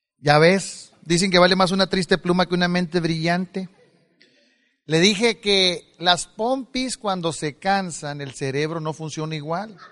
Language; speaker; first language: Spanish; native; Spanish